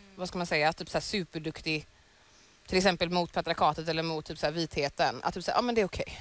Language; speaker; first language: Swedish; native; Swedish